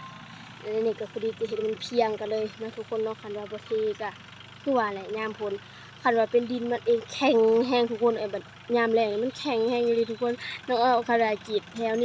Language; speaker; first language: Thai; non-native, local second language; Lao